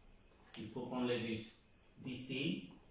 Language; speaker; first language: French; non-native, fluent; Spanish